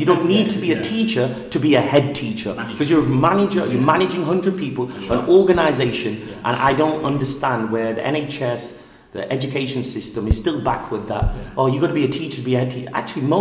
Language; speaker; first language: English; native; English